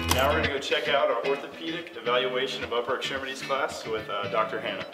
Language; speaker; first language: English; native; English